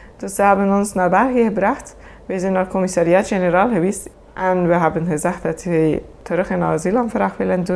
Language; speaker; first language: Dutch; non-native, fluent; Persian